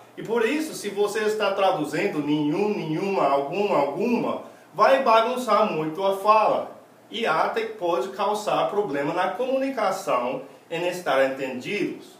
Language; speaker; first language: Portuguese; non-native, fluent; English